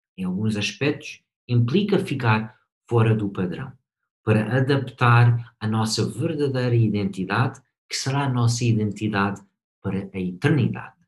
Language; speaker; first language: Portuguese; non-native, fluent; English